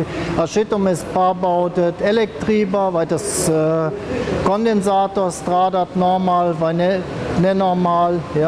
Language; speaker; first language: Latvian; non-native, learner; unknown